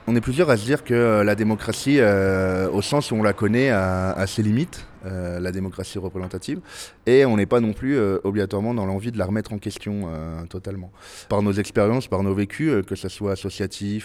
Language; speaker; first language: French; native; French